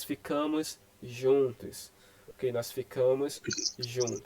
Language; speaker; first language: Portuguese; non-native, fluent; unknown